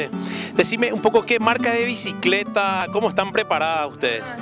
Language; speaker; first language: Spanish; native; Spanish